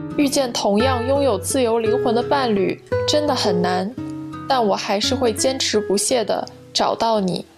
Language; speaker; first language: Chinese; native; Chinese